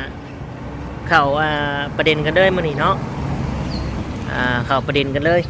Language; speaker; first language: Thai; non-native, local second language; Lao